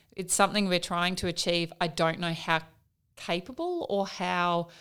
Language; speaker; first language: English; native; English